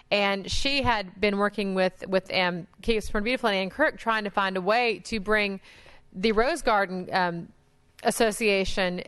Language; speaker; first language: English; native; English